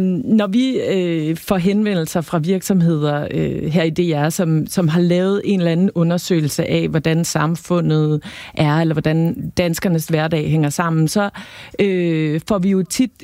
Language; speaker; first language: Danish; native; Danish